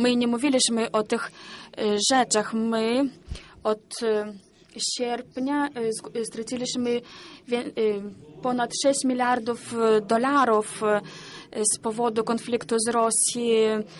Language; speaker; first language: Polish; non-native, learner; Ukrainian